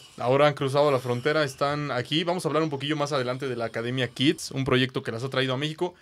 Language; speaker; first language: Spanish; native; Spanish